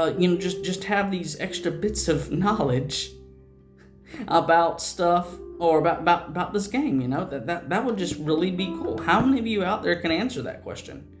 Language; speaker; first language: English; native; English